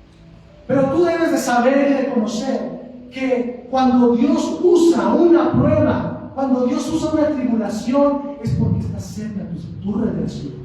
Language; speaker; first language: Spanish; native; Spanish